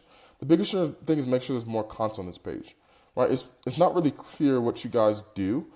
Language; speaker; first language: English; native; English